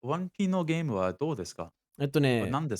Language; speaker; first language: Japanese; non-native, learner; English